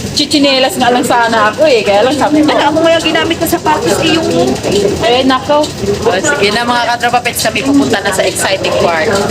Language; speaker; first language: Filipino; native; Filipino